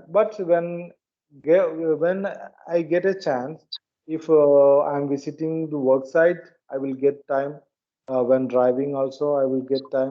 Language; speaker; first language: English; non-native, learner; Malayalam